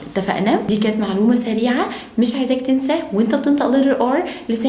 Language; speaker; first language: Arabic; native; Arabic